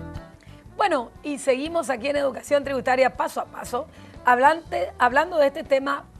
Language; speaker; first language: Spanish; native; Spanish